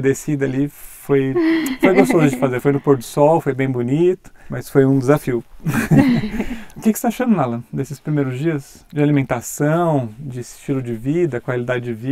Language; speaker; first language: Portuguese; native; Portuguese